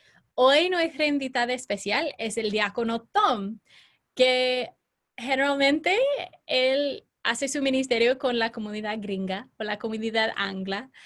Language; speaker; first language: Spanish; non-native, fluent; English